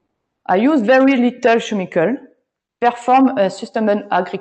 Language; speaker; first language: English; non-native, learner; French